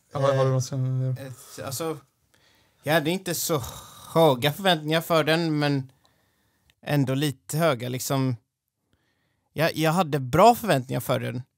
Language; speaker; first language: Swedish; native; Swedish